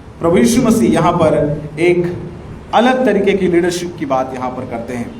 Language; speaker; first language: Hindi; non-native, local second language; Marathi